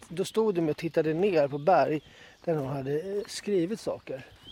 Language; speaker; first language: Swedish; native; Swedish